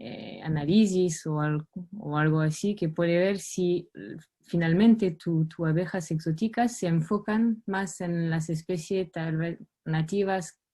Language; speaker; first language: Spanish; non-native, fluent; French